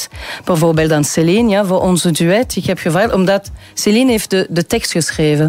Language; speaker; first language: Dutch; non-native, local second language; French